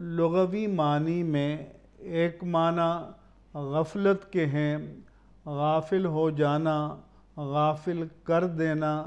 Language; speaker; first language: Urdu; native; Urdu